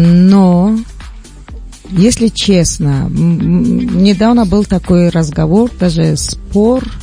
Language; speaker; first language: Russian; non-native, local second language; Tajik